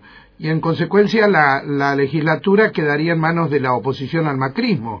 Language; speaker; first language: Spanish; native; Spanish